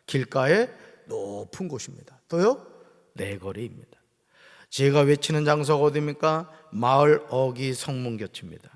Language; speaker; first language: Korean; native; Korean